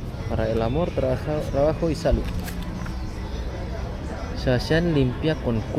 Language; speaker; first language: Spanish; non-native, fluent; Indonesian